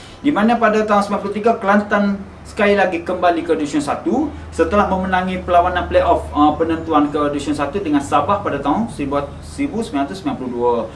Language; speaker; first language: Malay; native; Malay